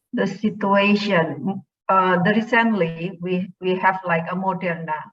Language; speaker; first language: English; non-native, fluent; Indonesian